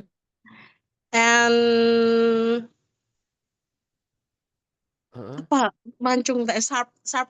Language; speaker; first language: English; non-native, learner; Indonesian